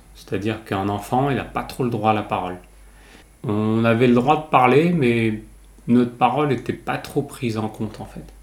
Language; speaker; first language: French; early bilingual, other home language; Kabyle